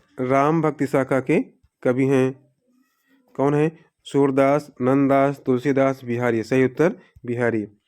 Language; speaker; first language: Hindi; native; Hindi